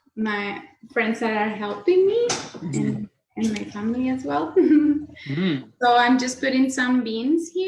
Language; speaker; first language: English; non-native, learner; Spanish